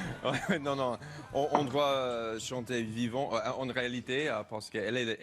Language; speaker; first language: French; non-native, learner; English